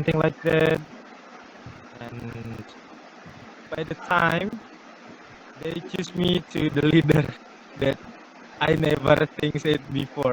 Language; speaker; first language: English; non-native, learner; Indonesian